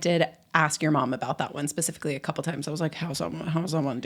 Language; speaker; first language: English; native; English